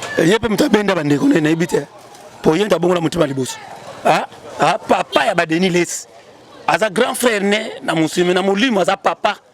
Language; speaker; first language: Lingala; native; Lingala